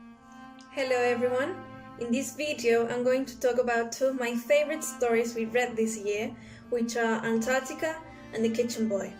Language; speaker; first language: English; non-native, fluent; Spanish